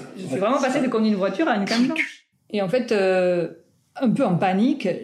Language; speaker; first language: French; native; French